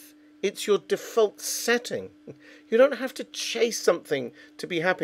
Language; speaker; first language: English; native; English